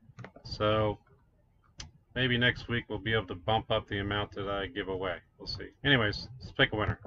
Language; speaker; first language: English; native; English